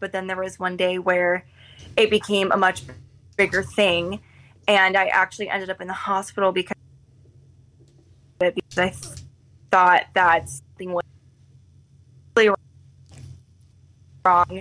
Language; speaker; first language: English; native; English